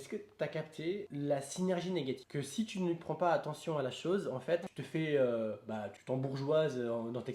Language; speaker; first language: French; native; French